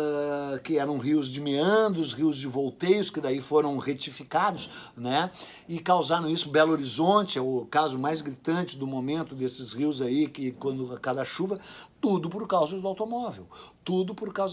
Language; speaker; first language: Portuguese; native; Portuguese